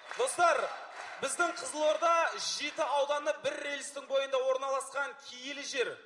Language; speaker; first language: Kazakh; native; Kazakh